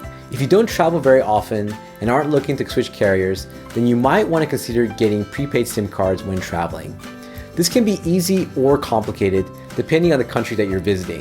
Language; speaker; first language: English; native; English